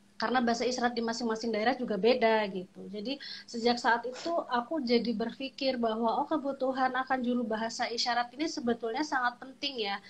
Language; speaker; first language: Indonesian; native; Indonesian